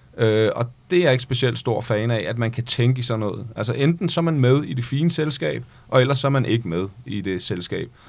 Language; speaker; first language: Danish; native; Danish